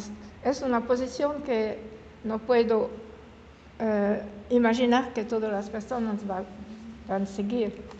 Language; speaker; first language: Spanish; non-native, learner; French